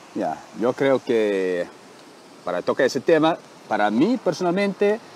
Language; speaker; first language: Spanish; non-native, learner; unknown